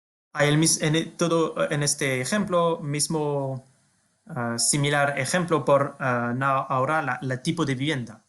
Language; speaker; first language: Spanish; non-native, fluent; French